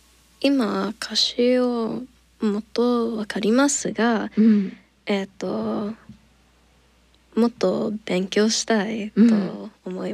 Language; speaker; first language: Japanese; non-native, learner; English